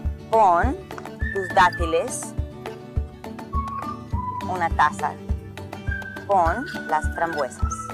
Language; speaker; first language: Spanish; non-native, fluent; English